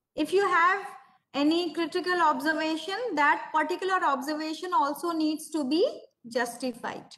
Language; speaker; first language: English; non-native, local second language; Hindi